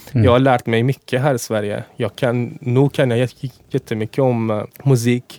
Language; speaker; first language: Swedish; non-native, fluent; Persian